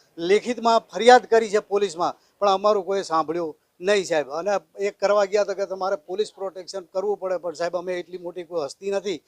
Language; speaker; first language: Gujarati; native; Gujarati